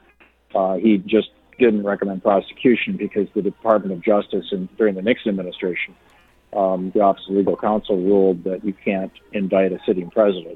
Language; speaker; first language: English; native; English